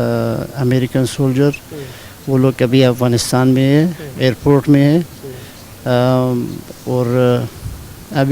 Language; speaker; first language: Hindi; non-native, learner; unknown